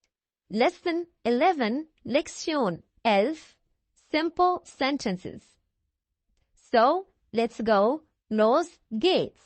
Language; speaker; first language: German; non-native, fluent; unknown